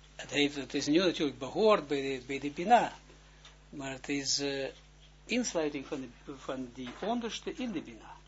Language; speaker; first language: Dutch; non-native, fluent; Hebrew